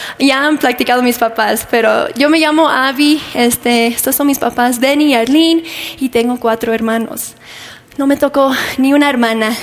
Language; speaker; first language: Spanish; non-native, fluent; English